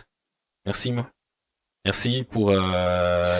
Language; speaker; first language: French; non-native, local second language; Malagasy